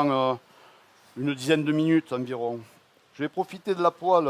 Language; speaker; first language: French; native; French